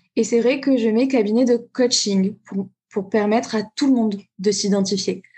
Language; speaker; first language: French; native; French